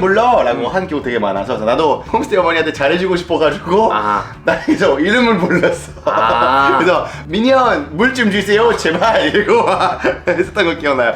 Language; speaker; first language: Korean; non-native, fluent; French